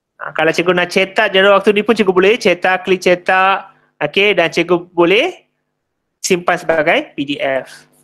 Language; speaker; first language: Malay; non-native, local second language; Tamil